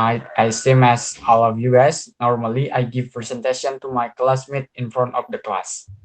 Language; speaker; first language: English; non-native, learner; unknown